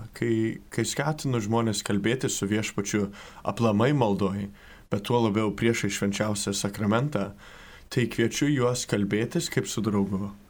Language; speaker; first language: Lithuanian; early bilingual, heritage; Lithuanian